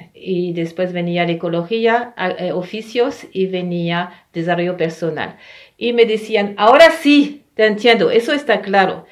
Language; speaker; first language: Spanish; non-native, fluent; French